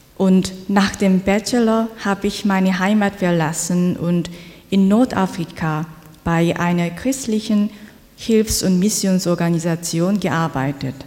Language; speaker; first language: German; non-native, fluent; Korean